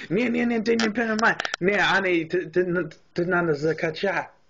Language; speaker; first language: Russian; non-native, learner; English